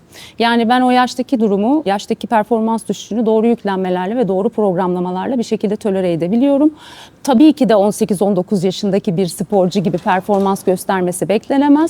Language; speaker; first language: Turkish; native; Turkish